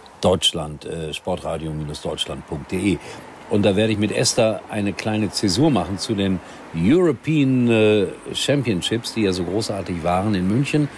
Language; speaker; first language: German; native; German